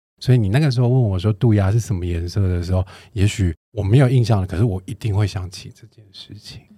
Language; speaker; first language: Chinese; native; Chinese